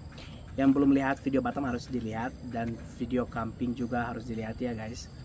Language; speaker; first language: Indonesian; non-native, fluent; Arabic